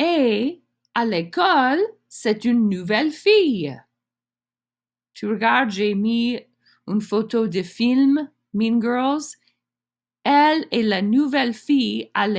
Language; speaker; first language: French; non-native, fluent; English